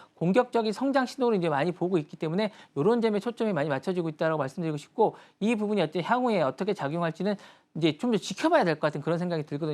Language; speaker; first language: Korean; native; Korean